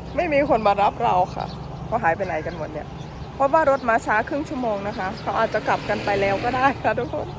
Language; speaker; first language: Thai; non-native, local second language; Northern Khmer